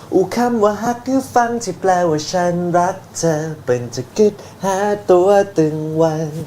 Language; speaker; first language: Thai; native; Thai